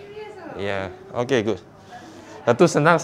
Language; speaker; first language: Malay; non-native, local second language; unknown